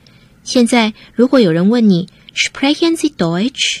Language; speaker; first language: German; non-native, fluent; Chinese